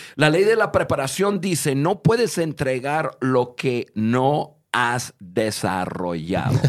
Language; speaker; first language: Spanish; non-native, fluent; English